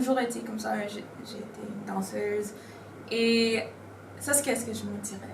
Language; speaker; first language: French; non-native, local second language; Spanish